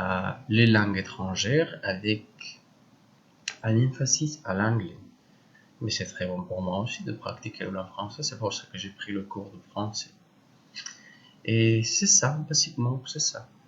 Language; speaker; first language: French; non-native, learner; Spanish